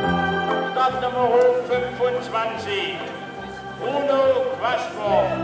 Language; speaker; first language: German; native; German